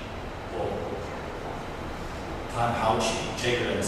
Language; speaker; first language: Chinese; non-native, fluent; English